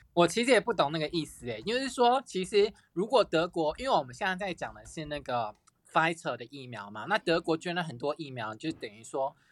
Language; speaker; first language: Chinese; native; Chinese